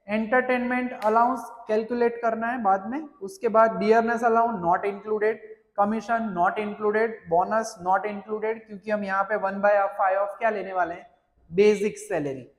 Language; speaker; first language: Hindi; non-native, local second language; Gujarati